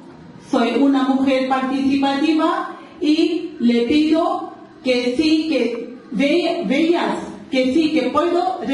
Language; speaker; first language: Spanish; non-native, local second language; Urdu